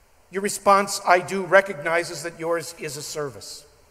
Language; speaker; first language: English; native; English